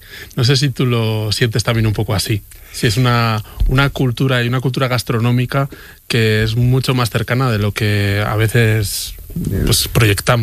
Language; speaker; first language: Spanish; native; Spanish